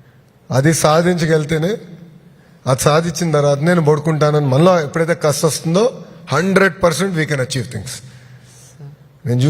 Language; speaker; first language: Telugu; native; Telugu